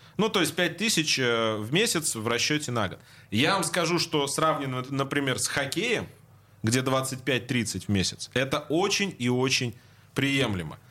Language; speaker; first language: Russian; native; Russian